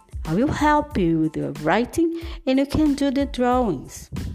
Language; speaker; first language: English; non-native, fluent; Portuguese